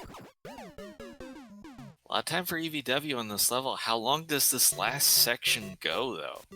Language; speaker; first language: English; native; English